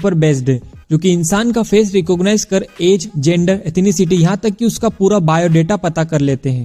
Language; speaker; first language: Hindi; native; Hindi